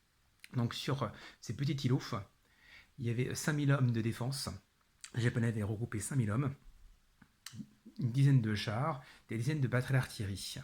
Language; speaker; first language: French; native; French